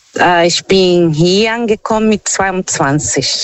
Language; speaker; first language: German; non-native, learner; Portuguese